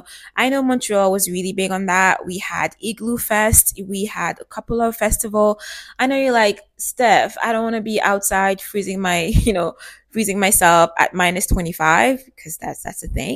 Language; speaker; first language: English; native; English